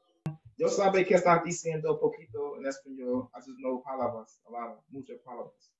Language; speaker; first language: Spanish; non-native, learner; English